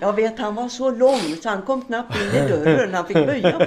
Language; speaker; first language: Swedish; native; Swedish